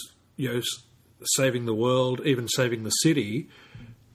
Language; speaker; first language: English; native; English